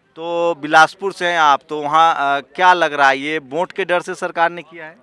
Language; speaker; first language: Hindi; native; Hindi